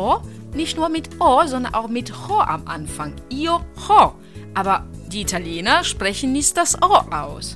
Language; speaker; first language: German; non-native, fluent; Italian